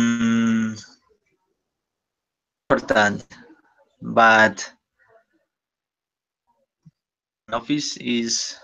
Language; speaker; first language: English; non-native, learner; Spanish